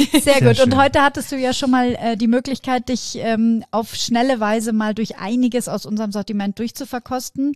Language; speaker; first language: German; native; German